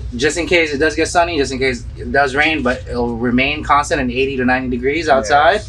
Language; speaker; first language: English; early bilingual, other home language; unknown